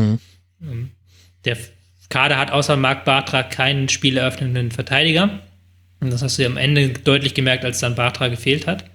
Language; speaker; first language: German; native; German